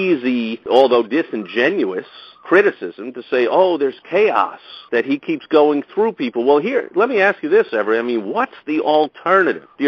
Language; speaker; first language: English; native; English